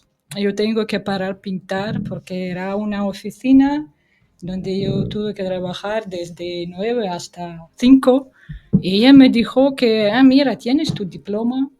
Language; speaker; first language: Spanish; non-native, fluent; Russian